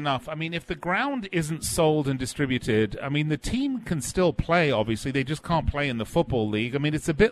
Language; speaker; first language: English; native; English